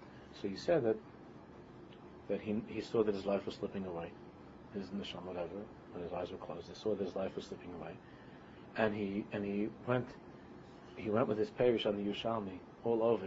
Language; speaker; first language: English; native; English